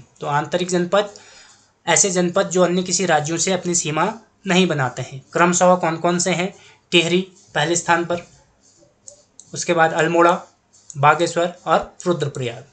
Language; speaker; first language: Hindi; native; Hindi